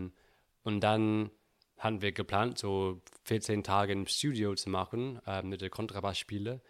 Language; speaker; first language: German; non-native, learner; English